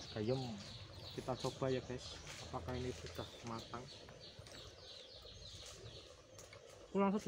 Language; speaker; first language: Indonesian; non-native, local second language; Javanese